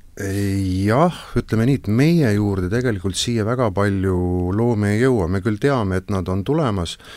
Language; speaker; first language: Estonian; native; Estonian